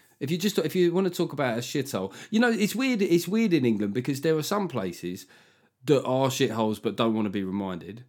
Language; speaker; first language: English; native; English